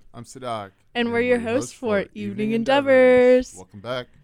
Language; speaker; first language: English; non-native, fluent; Arabic